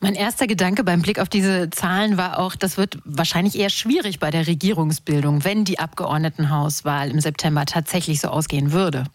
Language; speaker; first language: German; native; German